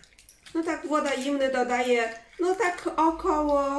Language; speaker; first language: Polish; non-native, learner; Chinese